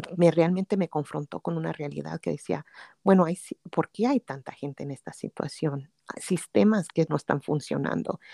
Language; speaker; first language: Spanish; native; Spanish